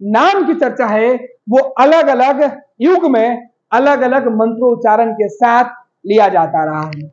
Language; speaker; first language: Hindi; native; Hindi